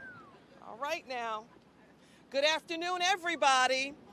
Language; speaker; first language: English; native; English